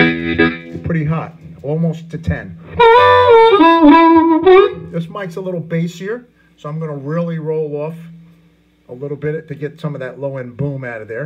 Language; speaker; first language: English; native; English